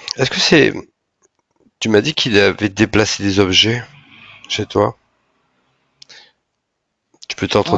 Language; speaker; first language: French; native; French